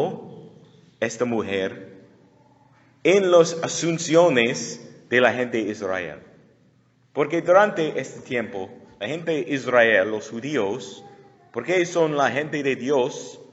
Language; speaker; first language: Spanish; non-native, learner; English